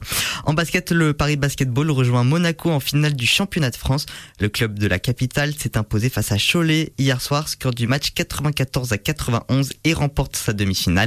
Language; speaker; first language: French; native; French